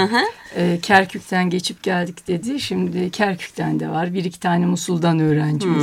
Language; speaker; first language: Turkish; native; Turkish